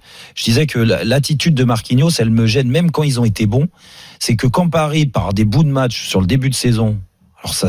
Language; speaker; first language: French; native; French